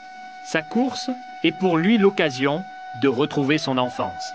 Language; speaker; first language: French; native; French